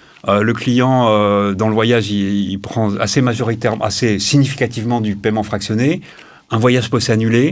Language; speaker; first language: French; native; French